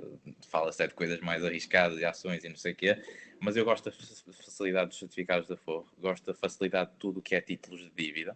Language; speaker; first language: Portuguese; native; Portuguese